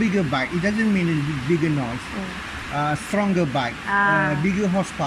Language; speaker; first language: English; non-native, local second language; Malay